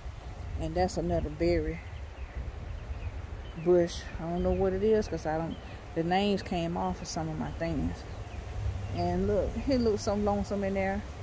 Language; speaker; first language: English; native; English